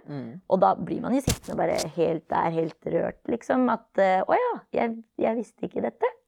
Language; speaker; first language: Norwegian; early bilingual, other home language; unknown